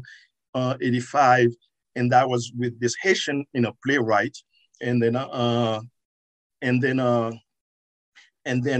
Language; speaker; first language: English; non-native, fluent; Haitian Creole